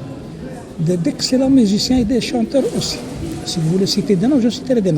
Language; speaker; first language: French; non-native, local second language; Arabic